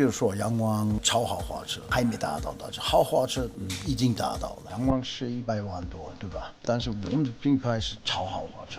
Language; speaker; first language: Chinese; non-native, fluent; German